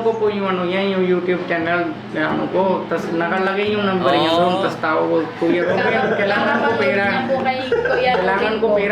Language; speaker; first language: Filipino; non-native, learner; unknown